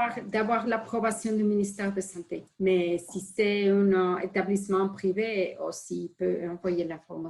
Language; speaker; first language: French; non-native, fluent; Spanish